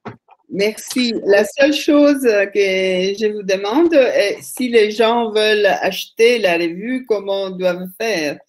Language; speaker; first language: French; non-native, fluent; Italian